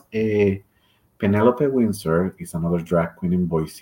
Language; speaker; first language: English; non-native, fluent; Spanish